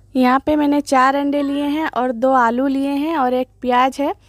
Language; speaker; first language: Hindi; native; Hindi